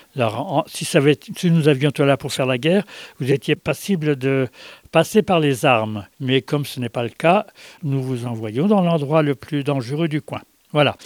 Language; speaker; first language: French; native; French